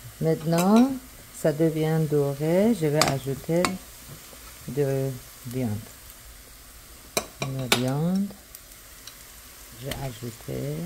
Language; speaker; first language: French; non-native, learner; Persian